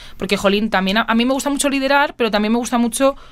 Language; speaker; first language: Spanish; native; Spanish